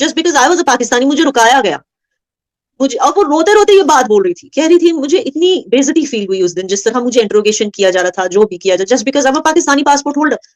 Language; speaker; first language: Hindi; non-native, local second language; Kashmiri